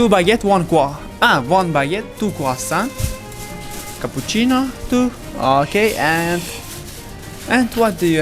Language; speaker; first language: English; non-native, learner; Uzbek